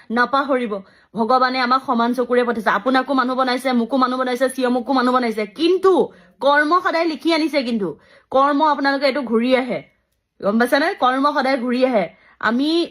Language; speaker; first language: Assamese; native; Assamese